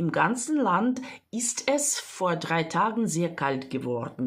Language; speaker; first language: German; non-native, fluent; Ukrainian